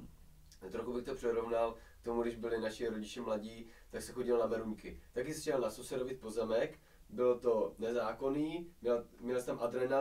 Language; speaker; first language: Czech; native; Czech